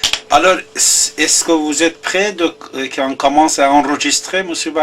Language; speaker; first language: French; non-native, fluent; Persian